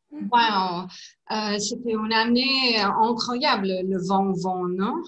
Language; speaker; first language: French; non-native, learner; English